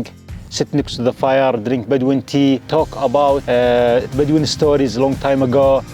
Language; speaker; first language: English; non-native, learner; Arabic